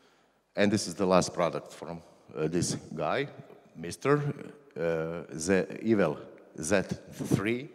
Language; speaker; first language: English; non-native, learner; Croatian